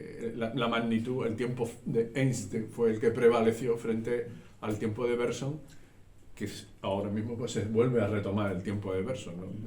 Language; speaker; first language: Spanish; native; Spanish